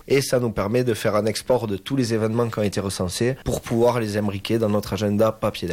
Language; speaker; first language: French; native; French